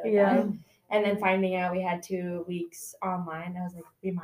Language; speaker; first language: English; native; English